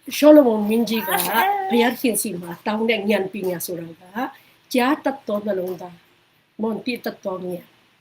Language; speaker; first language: Burmese; non-native, local second language; Hakha Chin